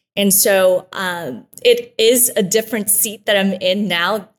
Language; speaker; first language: English; early bilingual, other home language; Spanish